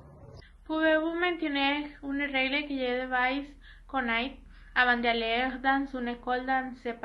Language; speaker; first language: French; non-native, learner; Spanish